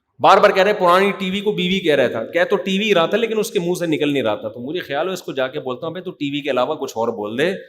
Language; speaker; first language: Urdu; native; Urdu